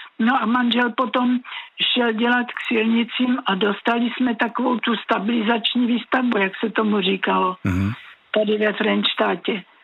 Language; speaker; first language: Czech; native; Czech